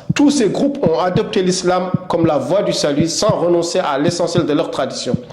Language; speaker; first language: French; non-native, local second language; Wolof